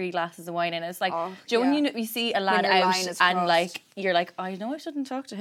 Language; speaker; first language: English; native; English